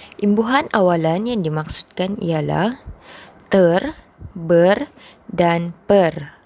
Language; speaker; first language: Malay; native; Malay